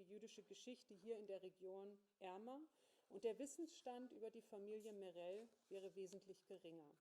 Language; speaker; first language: German; native; German